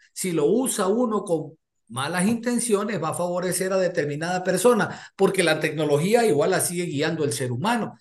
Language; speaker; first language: Spanish; native; Spanish